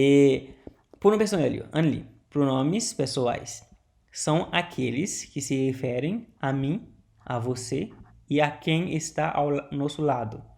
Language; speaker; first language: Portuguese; non-native, learner; Haitian Creole